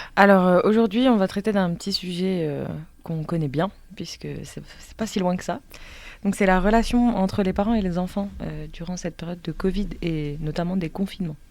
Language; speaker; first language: French; native; French